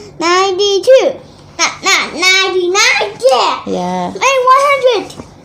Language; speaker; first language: English; non-native, learner; Thai